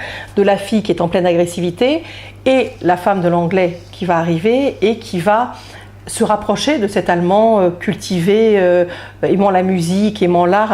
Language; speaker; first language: French; native; French